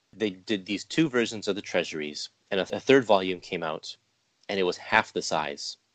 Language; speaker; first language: English; native; English